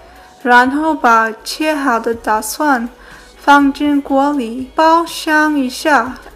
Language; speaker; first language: Chinese; early bilingual, heritage; Chinese